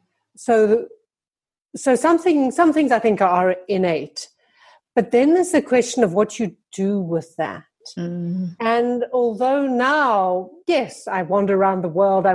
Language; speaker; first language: English; native; English